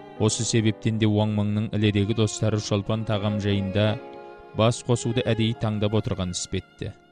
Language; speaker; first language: Kazakh; native; Kazakh